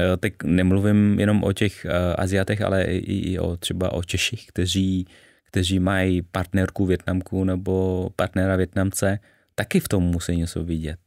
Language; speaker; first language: Czech; early bilingual, other home language; Vietnamese